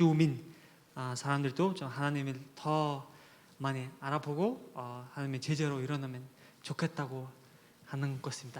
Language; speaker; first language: Korean; non-native, learner; Mongolian